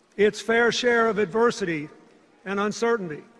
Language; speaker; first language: English; native; English